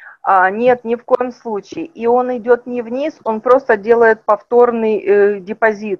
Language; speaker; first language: Russian; native; Russian